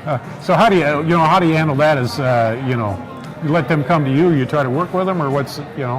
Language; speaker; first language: English; native; English